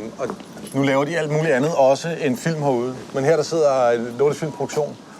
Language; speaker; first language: Danish; native; Danish